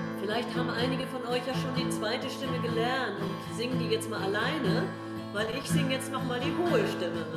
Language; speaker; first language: German; native; German